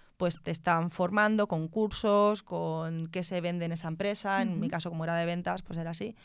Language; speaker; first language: Spanish; native; Spanish